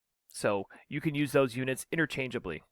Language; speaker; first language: English; native; English